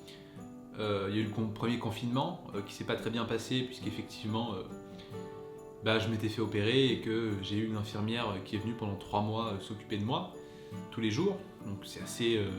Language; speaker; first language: French; native; French